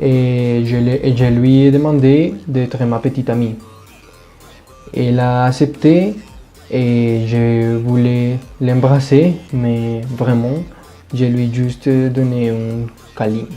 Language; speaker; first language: French; non-native, learner; Spanish